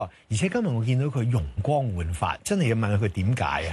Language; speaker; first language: Cantonese; native; Cantonese